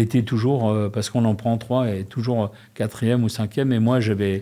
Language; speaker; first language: French; native; French